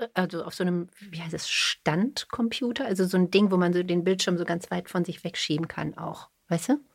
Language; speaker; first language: German; native; German